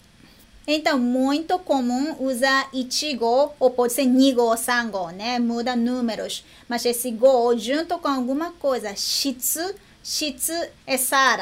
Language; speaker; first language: Portuguese; non-native, fluent; Japanese